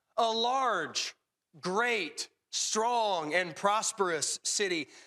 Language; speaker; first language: English; native; English